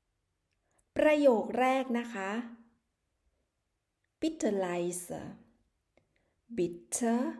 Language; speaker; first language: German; non-native, fluent; Thai